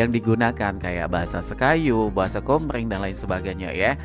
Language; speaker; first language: Indonesian; native; Indonesian